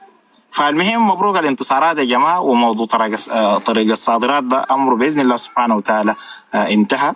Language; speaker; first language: Arabic; native; Arabic